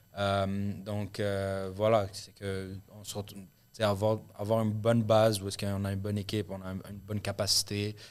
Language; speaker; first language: French; early bilingual, other home language; Arabic